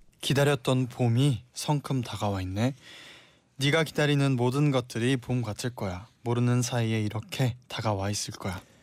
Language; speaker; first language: Korean; native; Korean